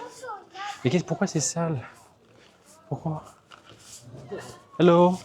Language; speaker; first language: French; native; French